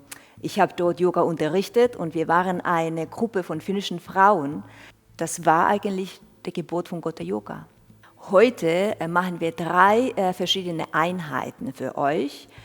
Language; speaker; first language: German; non-native, fluent; Finnish